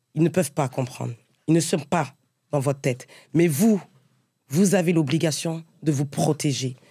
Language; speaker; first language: French; native; French